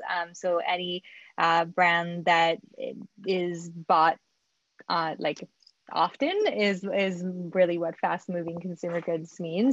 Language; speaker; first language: English; non-native, fluent; French